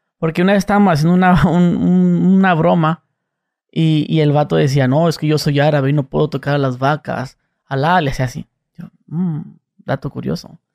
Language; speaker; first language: Spanish; native; Spanish